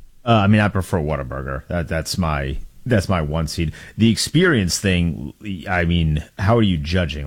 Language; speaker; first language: English; native; English